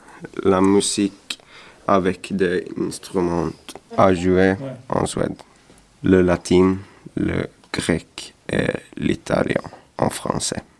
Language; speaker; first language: French; non-native, learner; Swedish